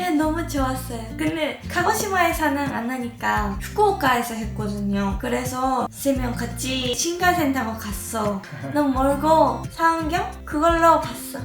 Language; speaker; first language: Korean; non-native, fluent; Japanese